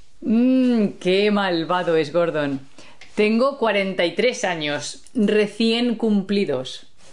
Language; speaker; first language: Spanish; native; Spanish